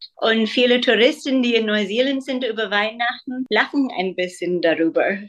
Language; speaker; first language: German; non-native, fluent; English